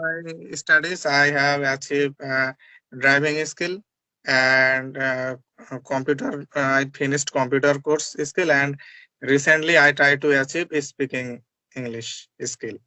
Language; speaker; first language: English; non-native, learner; Bangla